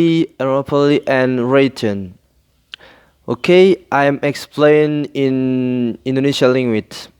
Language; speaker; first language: English; non-native, learner; Indonesian